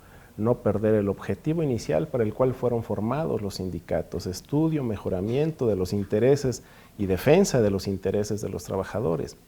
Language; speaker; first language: Spanish; native; Spanish